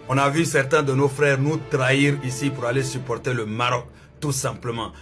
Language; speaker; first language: French; non-native, local second language; Wolof